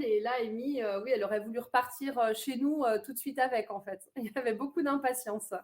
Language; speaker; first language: French; native; French